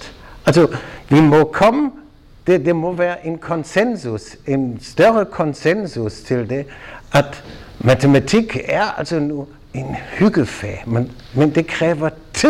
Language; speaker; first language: Danish; non-native, fluent; German